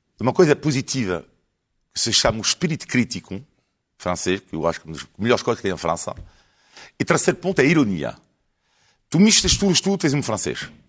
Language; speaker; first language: Portuguese; non-native, fluent; French